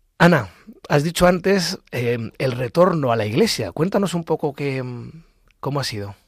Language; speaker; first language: Spanish; native; Spanish